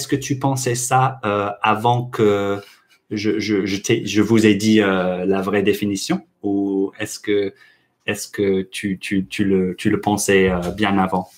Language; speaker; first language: French; non-native, fluent; English